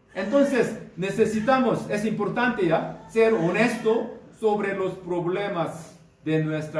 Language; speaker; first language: Spanish; non-native, fluent; Korean